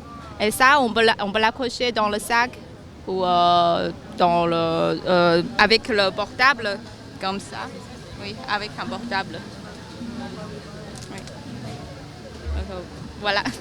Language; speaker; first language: French; non-native, learner; Chinese